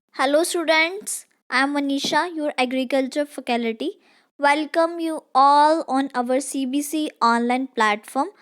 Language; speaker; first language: English; non-native, local second language; Punjabi